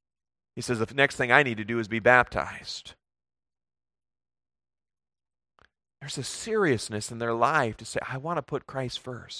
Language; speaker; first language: English; native; English